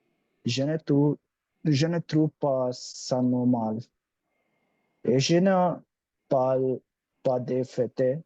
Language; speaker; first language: French; non-native, learner; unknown